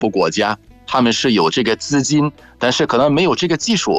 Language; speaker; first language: Chinese; non-native, fluent; Arabic